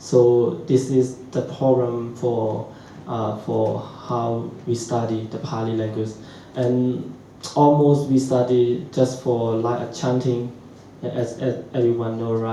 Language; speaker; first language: English; non-native, learner; Shan